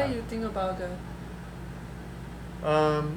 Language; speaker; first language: English; non-native, fluent; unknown